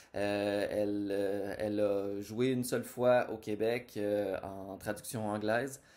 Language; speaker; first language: French; native; French